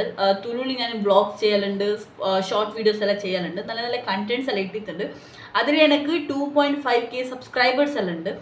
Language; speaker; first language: Malayalam; non-native, local second language; Tulu